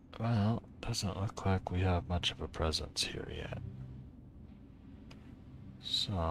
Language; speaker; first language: English; native; English